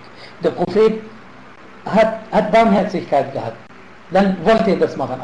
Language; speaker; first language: German; non-native, fluent; Arabic